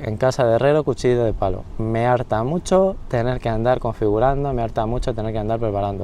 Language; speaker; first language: Spanish; native; Spanish